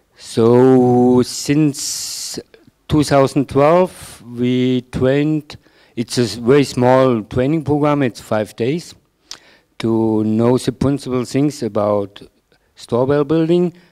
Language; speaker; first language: English; non-native, fluent; German